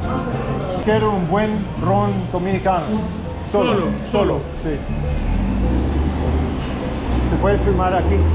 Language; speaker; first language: Spanish; non-native, learner; English